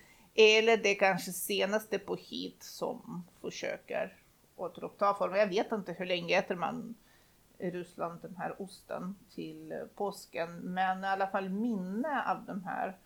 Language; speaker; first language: Swedish; non-native, fluent; Russian